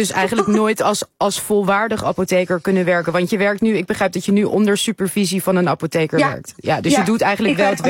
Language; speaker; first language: Dutch; native; Dutch